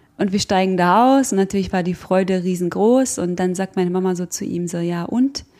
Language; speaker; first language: German; early bilingual, other home language; Croatian